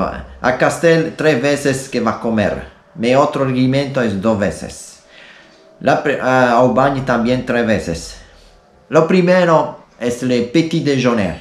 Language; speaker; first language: Spanish; non-native, learner; Italian